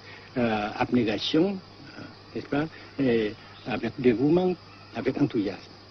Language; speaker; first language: French; non-native, local second language; Vietnamese